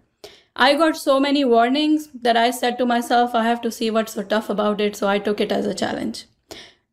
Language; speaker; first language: English; non-native, local second language; Urdu